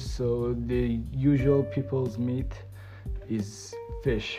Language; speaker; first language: English; non-native, fluent; Persian